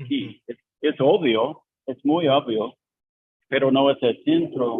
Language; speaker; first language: Spanish; non-native, learner; English